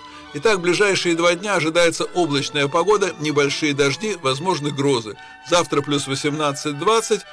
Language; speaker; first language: Russian; native; Russian